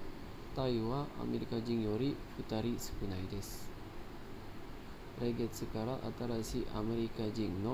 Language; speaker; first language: Japanese; non-native, learner; Indonesian